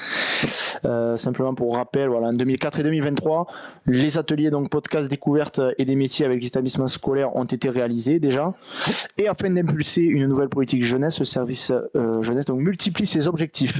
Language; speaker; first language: French; native; French